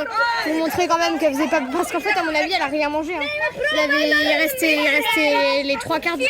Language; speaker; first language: French; native; French